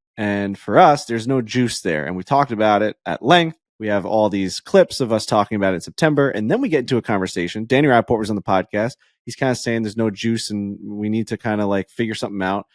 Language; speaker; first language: English; native; English